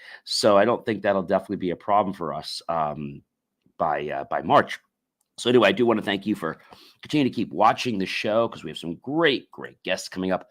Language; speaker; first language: English; native; English